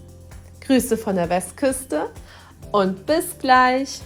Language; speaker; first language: German; native; German